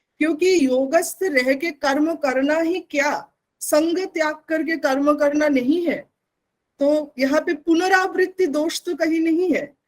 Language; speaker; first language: Hindi; non-native, local second language; Bangla